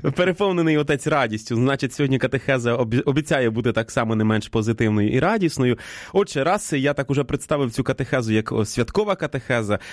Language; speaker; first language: Ukrainian; native; Ukrainian